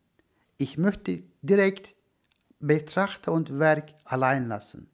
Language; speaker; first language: German; non-native, learner; Turkish